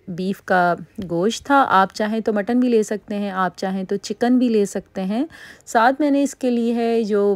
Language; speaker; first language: Urdu; native; Urdu